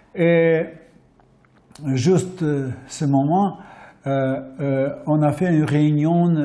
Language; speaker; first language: French; non-native, fluent; Armenian